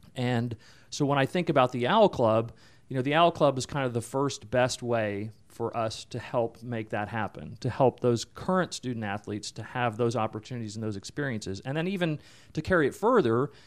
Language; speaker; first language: English; native; English